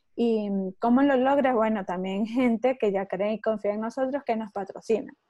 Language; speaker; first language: Spanish; native; Spanish